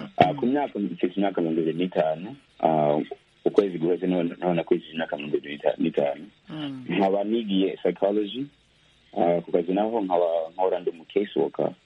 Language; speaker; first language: Rundi; early bilingual, heritage; Rundi